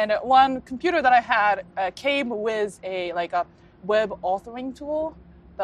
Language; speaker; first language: English; non-native, fluent; Japanese